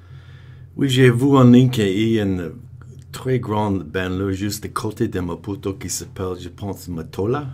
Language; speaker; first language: French; non-native, learner; English